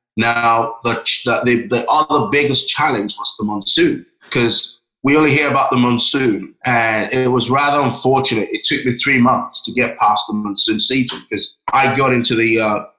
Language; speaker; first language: English; non-native, local second language; Yoruba